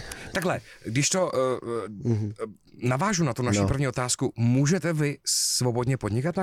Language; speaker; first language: Czech; native; Czech